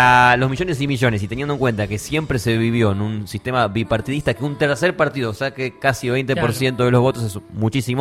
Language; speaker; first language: Spanish; native; Spanish